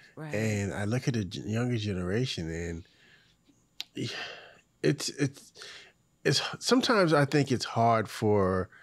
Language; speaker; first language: English; native; English